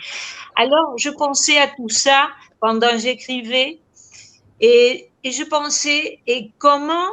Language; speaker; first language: French; non-native, fluent; Spanish